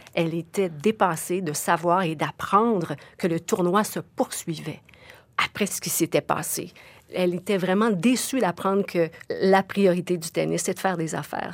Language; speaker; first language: French; native; French